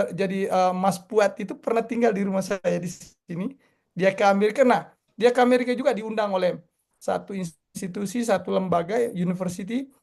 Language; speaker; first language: Indonesian; non-native, local second language; Buginese